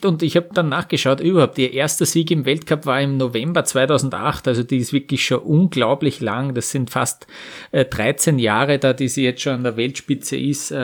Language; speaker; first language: German; native; German